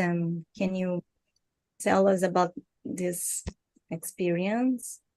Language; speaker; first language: English; non-native, learner; Portuguese